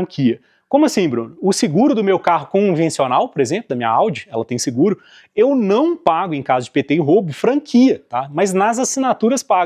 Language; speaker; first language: Portuguese; native; Portuguese